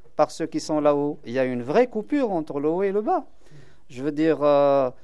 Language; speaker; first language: French; non-native, local second language; Kabyle